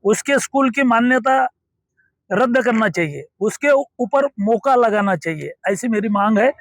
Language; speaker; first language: Hindi; non-native, local second language; Marathi